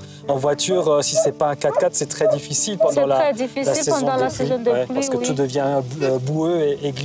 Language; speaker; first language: French; native; French